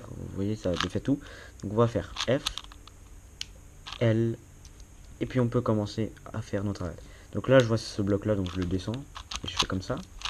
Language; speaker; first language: French; native; French